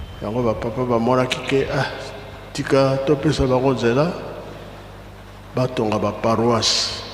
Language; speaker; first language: Lingala; non-native, local second language; Kongo